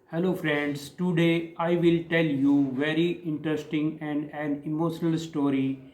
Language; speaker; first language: English; non-native, local second language; Hindi